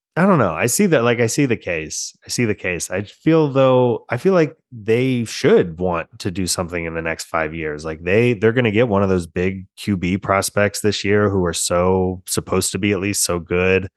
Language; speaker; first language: English; native; English